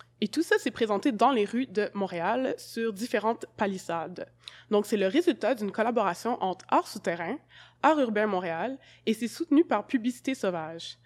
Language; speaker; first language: French; native; French